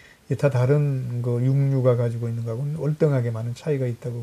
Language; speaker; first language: Korean; native; Korean